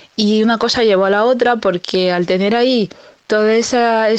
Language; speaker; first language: Spanish; native; Spanish